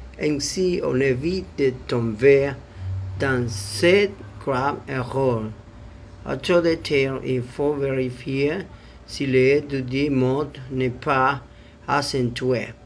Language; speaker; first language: French; non-native, learner; Spanish